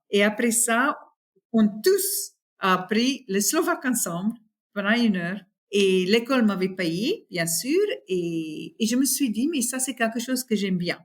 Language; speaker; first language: French; non-native, fluent; Afrikaans